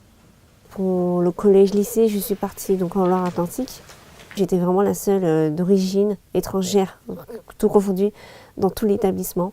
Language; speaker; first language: French; early bilingual, other home language; Chinese